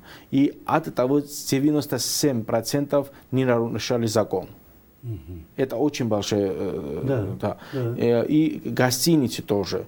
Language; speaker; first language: Russian; non-native, fluent; Georgian